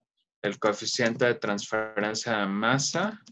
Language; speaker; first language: Spanish; native; Spanish